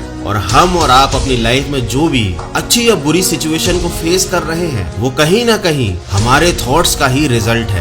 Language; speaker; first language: Hindi; native; Hindi